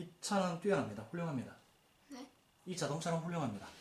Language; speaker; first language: Korean; native; Korean